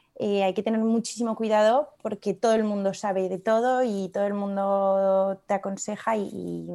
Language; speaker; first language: Spanish; native; Spanish